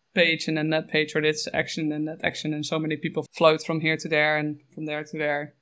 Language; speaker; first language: English; non-native, fluent; Dutch